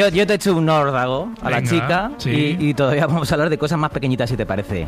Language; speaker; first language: Spanish; native; Spanish